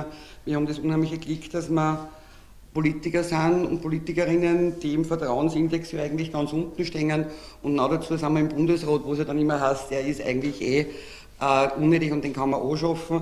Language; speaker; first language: German; native; German